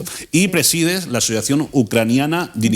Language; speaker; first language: Spanish; native; Spanish